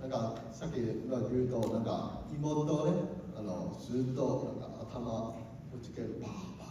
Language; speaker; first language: Japanese; non-native, learner; Cantonese